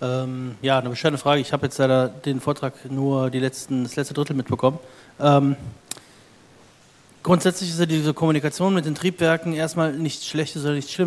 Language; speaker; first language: German; native; German